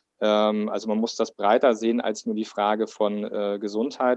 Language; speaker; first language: German; native; German